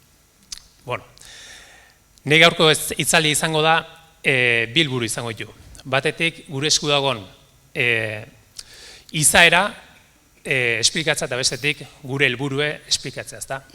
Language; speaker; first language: Basque; native; Basque